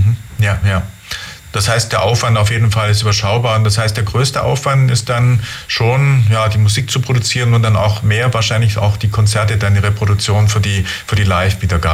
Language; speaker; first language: German; native; German